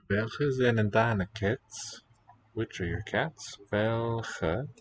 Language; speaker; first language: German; non-native, learner; English